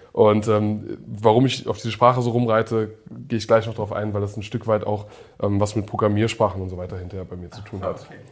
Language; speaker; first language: German; early bilingual, other home language; English